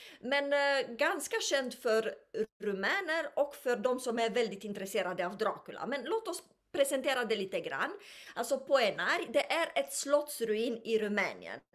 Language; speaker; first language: Swedish; non-native, fluent; Romanian